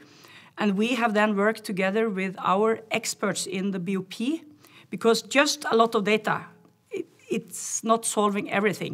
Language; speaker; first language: English; non-native, fluent; Norwegian